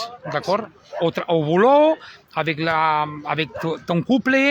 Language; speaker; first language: French; non-native, learner; Spanish